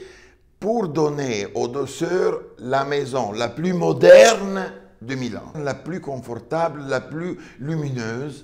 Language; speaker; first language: French; non-native, fluent; Italian